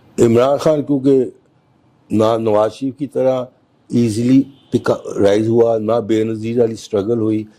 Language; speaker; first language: Urdu; non-native, local second language; Punjabi